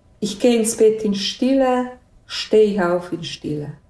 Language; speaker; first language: German; non-native, fluent; Bosnian